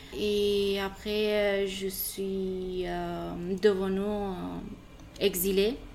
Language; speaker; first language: French; non-native, learner; Persian